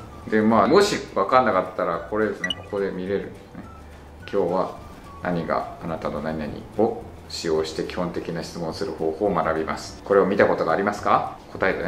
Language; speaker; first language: Japanese; native; Japanese